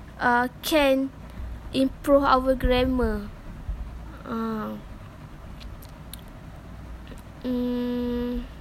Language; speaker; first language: English; non-native, learner; Malay